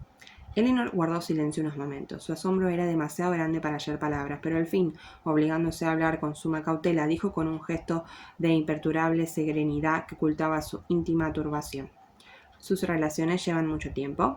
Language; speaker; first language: Spanish; native; Spanish